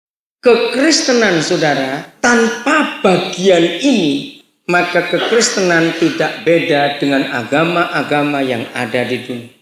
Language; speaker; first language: Indonesian; native; Indonesian